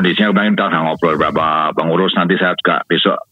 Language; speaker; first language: Indonesian; native; Indonesian